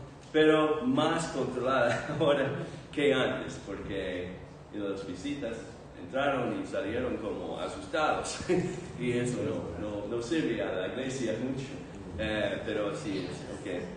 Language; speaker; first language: Spanish; non-native, fluent; English